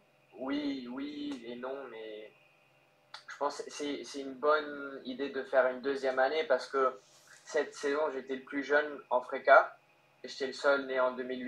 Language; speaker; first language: French; early bilingual, heritage; French